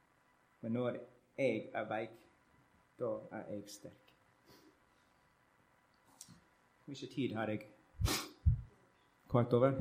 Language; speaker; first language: Norwegian; non-native, learner; English